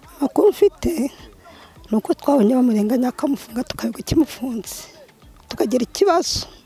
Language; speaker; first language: Kinyarwanda; native; Kinyarwanda